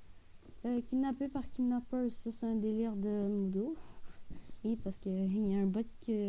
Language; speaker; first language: French; native; French